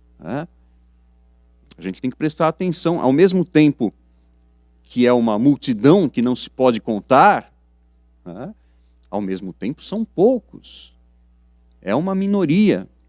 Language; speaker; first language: Portuguese; native; Portuguese